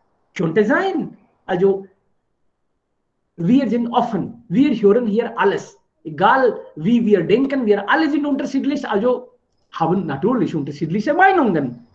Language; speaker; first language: German; non-native, fluent; Hindi